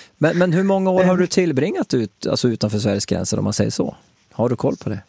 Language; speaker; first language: Swedish; native; Swedish